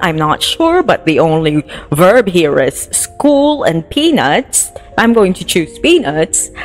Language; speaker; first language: English; non-native, local second language; Filipino